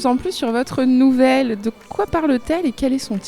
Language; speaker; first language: French; native; French